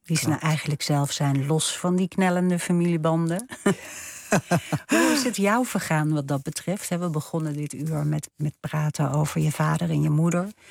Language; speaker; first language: Dutch; native; Dutch